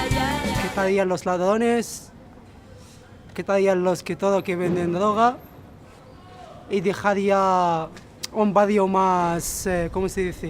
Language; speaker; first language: Spanish; non-native, fluent; Arabic